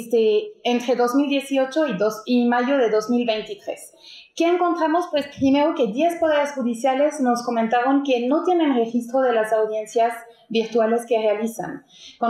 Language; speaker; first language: Spanish; native; Spanish